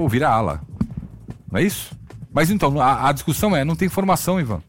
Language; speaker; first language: Portuguese; native; Portuguese